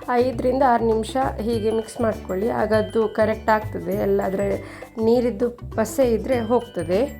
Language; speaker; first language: Kannada; non-native, local second language; Tulu